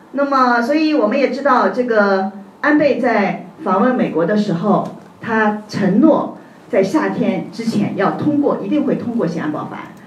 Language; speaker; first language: Chinese; native; Chinese